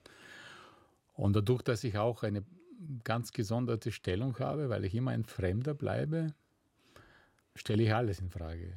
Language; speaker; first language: German; non-native, fluent; Bulgarian